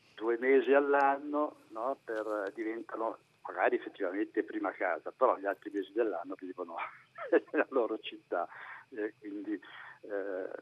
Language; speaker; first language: Italian; native; Italian